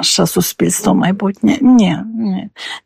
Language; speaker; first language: Polish; early bilingual, heritage; Polish